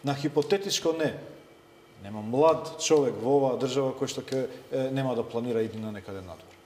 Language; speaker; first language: Macedonian; non-native, local second language; Albanian